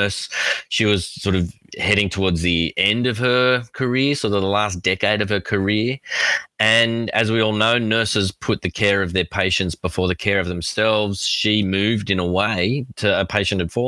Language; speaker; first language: English; native; English